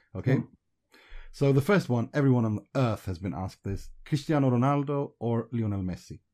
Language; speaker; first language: English; early bilingual, other home language; Persian